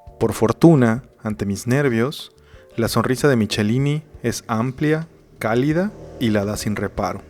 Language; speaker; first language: Spanish; native; Spanish